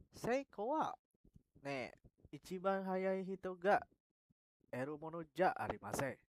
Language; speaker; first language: Japanese; non-native, learner; Indonesian